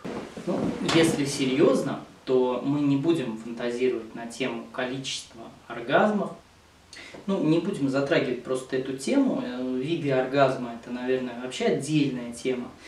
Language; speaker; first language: Russian; native; Russian